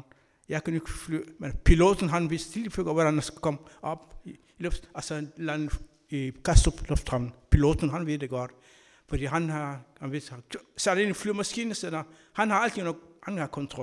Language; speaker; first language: Danish; non-native, learner; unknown